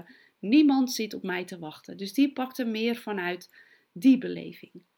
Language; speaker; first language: Dutch; native; Dutch